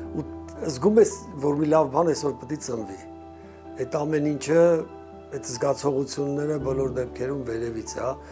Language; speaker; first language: Armenian; native; Armenian